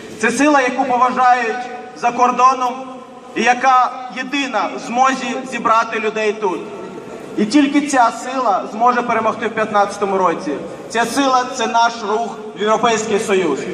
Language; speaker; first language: Ukrainian; early bilingual, other home language; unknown